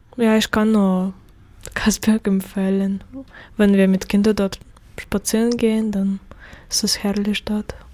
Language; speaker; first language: German; non-native, fluent; Russian